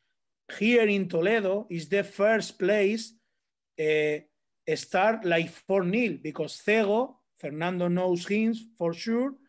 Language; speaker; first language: English; non-native, learner; Spanish